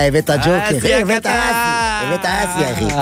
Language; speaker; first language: Hebrew; native; Hebrew